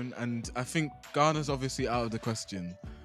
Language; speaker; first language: English; non-native, local second language; Yoruba